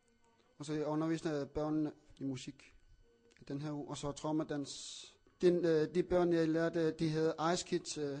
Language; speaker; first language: Danish; non-native, local second language; Kalaallisut